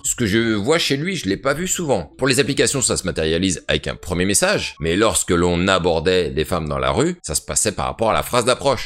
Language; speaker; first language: French; native; French